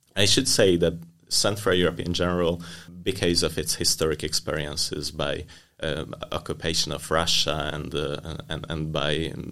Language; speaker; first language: English; non-native, fluent; Hungarian